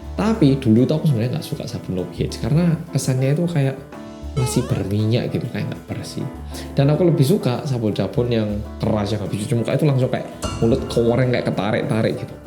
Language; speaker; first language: Indonesian; non-native, fluent; Korean